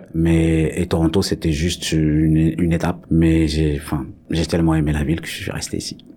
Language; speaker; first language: French; non-native, local second language; Arabic